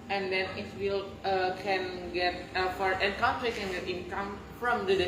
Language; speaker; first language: English; non-native, learner; Indonesian